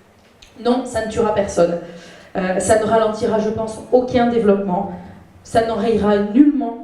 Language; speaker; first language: French; native; French